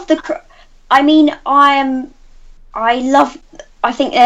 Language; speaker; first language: English; native; English